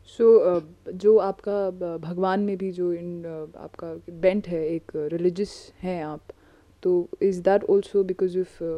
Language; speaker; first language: Hindi; native; Hindi